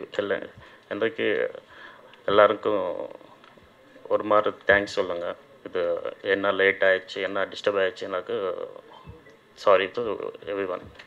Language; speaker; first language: Tamil; non-native, learner; Telugu